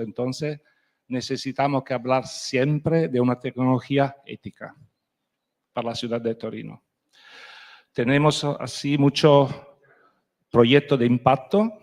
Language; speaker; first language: Spanish; non-native, fluent; Italian